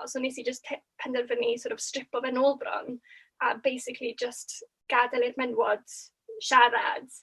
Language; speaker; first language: Welsh; native; Welsh